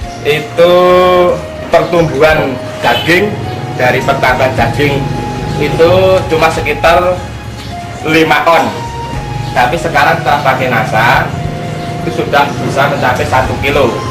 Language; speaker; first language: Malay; non-native, local second language; Javanese